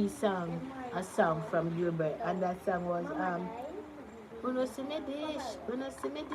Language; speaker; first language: English; non-native, local second language; Jamaican Creole English